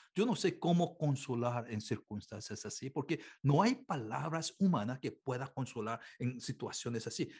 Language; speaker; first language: Spanish; non-native, fluent; Korean